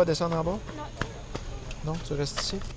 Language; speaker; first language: French; native; French